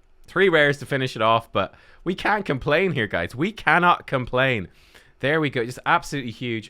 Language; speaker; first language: English; native; English